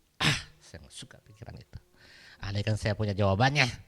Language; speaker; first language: Indonesian; native; Indonesian